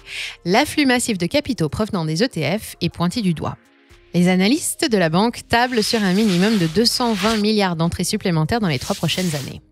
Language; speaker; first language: French; native; French